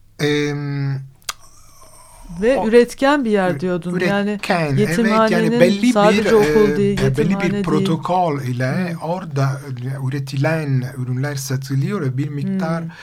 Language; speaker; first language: Turkish; non-native, fluent; Italian